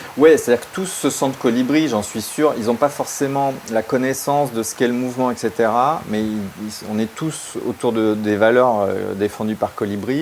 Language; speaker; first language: French; native; French